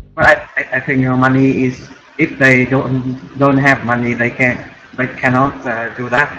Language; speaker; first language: English; non-native, learner; Vietnamese